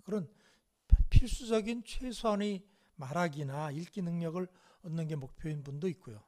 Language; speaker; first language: Korean; native; Korean